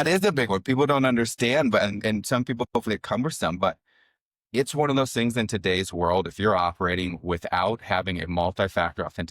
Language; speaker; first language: English; native; English